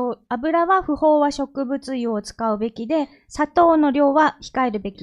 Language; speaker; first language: Japanese; non-native, fluent; Korean